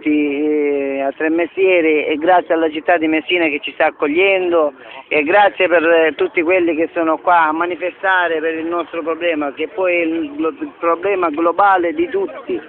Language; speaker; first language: Italian; native; Italian